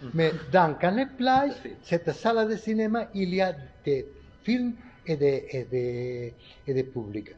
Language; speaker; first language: French; non-native, learner; Catalan